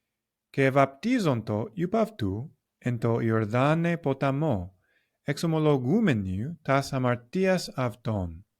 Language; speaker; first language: Greek; non-native, learner; English